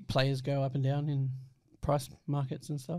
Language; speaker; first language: English; native; English